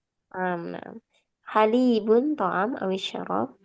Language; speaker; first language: Arabic; non-native, fluent; Indonesian